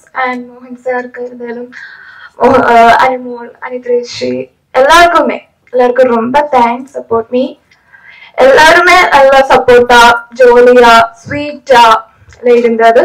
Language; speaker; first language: Tamil; non-native, learner; Malayalam